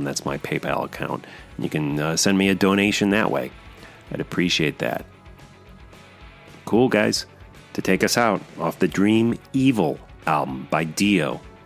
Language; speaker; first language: English; native; English